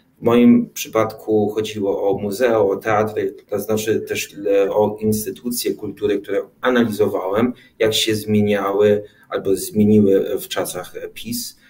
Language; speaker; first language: Polish; early bilingual, heritage; German